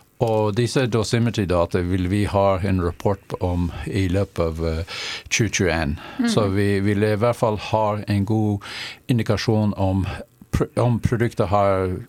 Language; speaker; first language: Norwegian; non-native, fluent; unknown